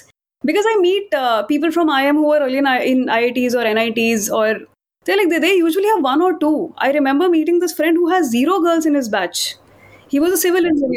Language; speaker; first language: English; non-native, local second language; Hindi